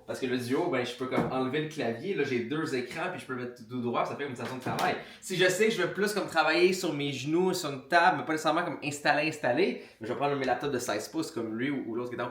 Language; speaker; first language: French; native; French